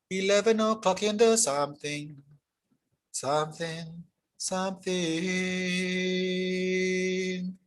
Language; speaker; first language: English; non-native, local second language; Malay